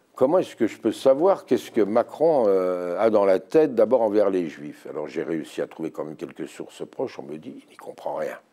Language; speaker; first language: French; native; French